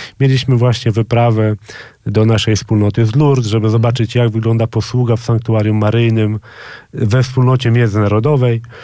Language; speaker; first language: Polish; native; Polish